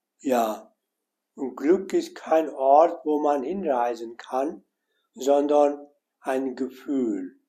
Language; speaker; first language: German; non-native, learner; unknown